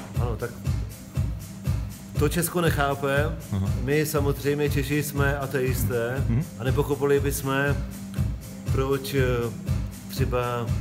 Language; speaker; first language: Czech; non-native, local second language; Polish